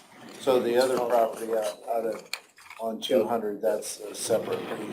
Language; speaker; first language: English; native; English